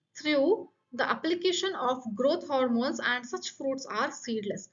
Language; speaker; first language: English; non-native, local second language; Kannada